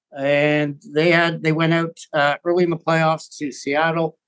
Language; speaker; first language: English; native; English